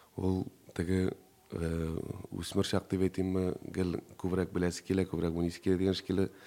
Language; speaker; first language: Tatar; native; Tatar